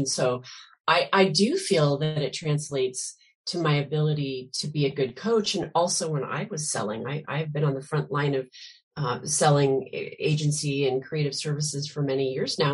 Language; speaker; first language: English; native; English